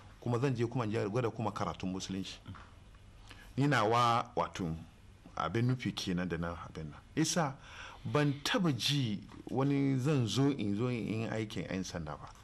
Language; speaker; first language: Hausa; native; Hausa